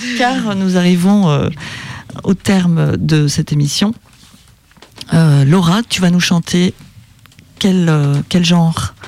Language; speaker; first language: French; native; French